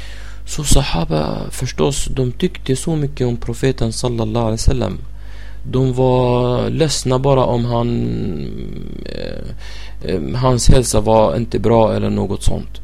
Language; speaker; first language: Swedish; non-native, fluent; Arabic